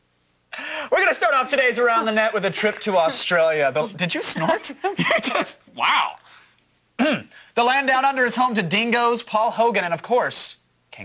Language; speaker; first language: English; native; English